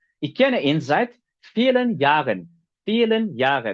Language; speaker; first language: German; non-native, fluent; Turkish